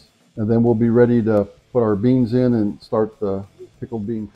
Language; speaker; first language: English; native; English